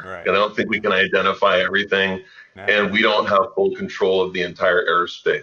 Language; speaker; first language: English; native; English